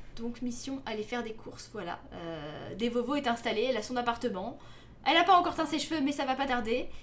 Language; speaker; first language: French; native; French